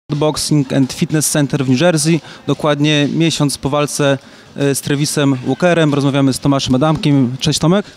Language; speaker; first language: Polish; native; Polish